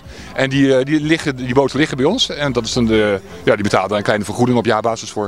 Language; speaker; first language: Dutch; native; Dutch